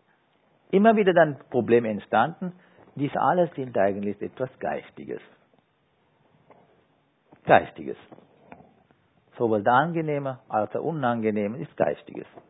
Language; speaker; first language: German; non-native, fluent; Sinhala